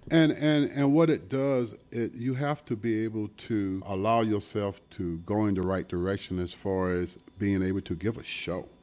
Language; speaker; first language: English; native; English